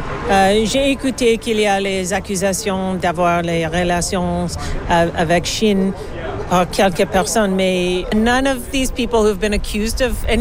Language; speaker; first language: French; non-native, learner; English